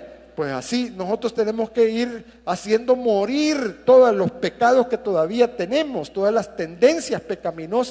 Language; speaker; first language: Spanish; native; Spanish